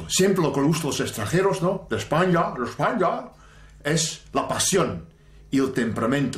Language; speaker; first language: Spanish; non-native, fluent; Dutch